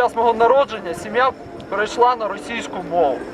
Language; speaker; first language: Ukrainian; non-native, local second language; Russian